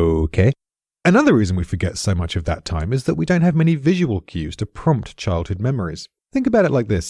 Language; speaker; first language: English; native; English